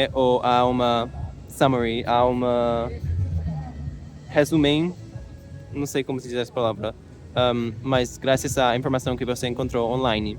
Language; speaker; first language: Portuguese; non-native, learner; English